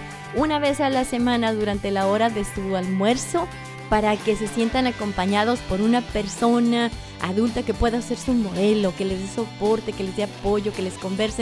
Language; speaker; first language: Spanish; native; Spanish